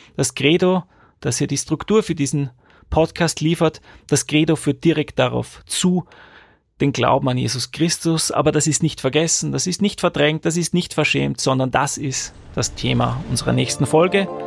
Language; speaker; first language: German; native; German